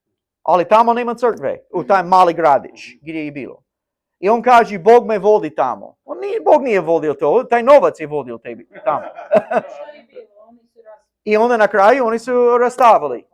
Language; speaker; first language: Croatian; non-native, learner; English